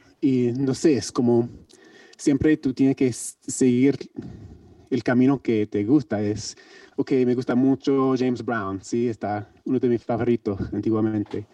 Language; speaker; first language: Spanish; non-native, learner; English